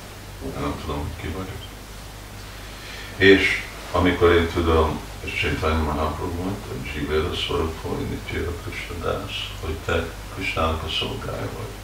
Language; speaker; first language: Hungarian; early bilingual, heritage; Hungarian